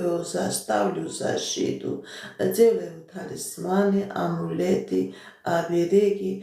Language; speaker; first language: Russian; non-native, local second language; Armenian